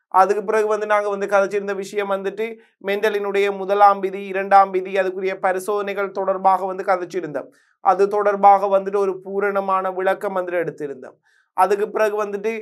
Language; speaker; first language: Tamil; native; Tamil